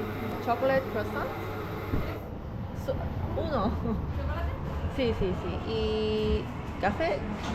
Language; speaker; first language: Spanish; non-native, learner; Korean